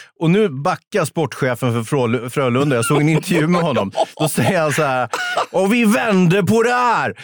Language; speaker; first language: Swedish; native; Swedish